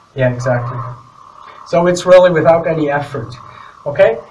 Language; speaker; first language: English; non-native, fluent; Swiss German